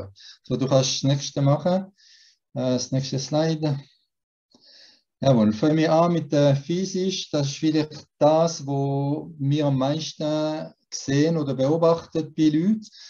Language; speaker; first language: German; early bilingual, heritage; German